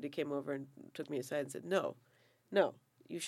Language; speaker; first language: English; native; English